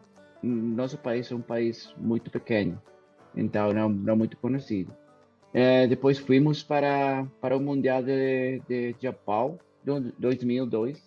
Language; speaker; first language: Portuguese; non-native, fluent; Spanish